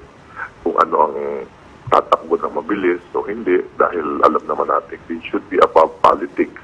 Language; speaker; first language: Filipino; native; Filipino